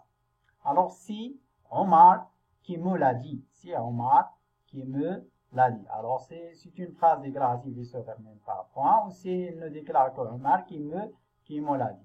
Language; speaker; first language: French; non-native, local second language; Arabic